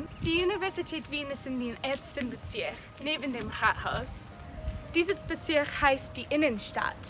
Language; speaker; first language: German; non-native, fluent; English